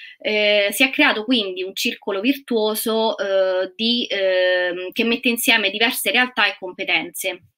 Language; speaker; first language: Italian; native; Italian